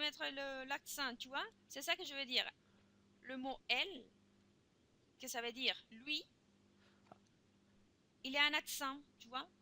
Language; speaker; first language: French; non-native, fluent; Spanish